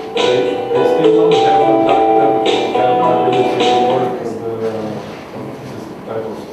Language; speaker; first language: English; non-native, learner; Romanian